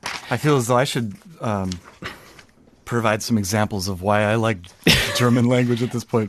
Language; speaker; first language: English; native; English